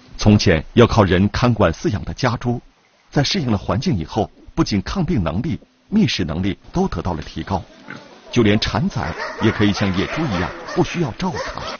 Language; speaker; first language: Chinese; native; Chinese